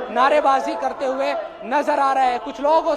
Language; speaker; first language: Hindi; native; Hindi